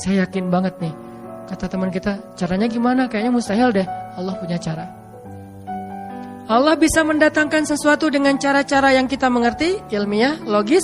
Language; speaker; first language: Indonesian; native; Indonesian